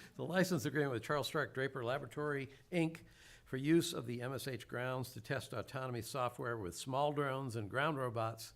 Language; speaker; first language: English; native; English